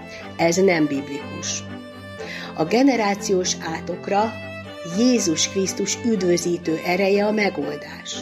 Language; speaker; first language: Hungarian; native; Hungarian